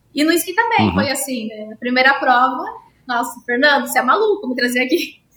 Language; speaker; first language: Portuguese; native; Portuguese